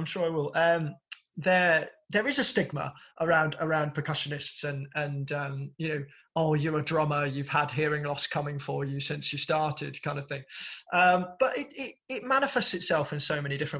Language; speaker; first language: English; native; English